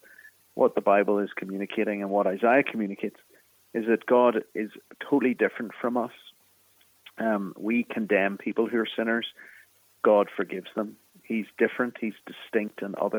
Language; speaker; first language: English; native; English